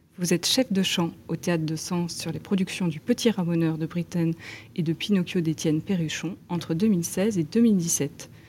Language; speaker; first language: French; native; French